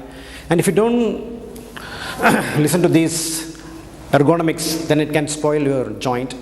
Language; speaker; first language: English; non-native, local second language; Malayalam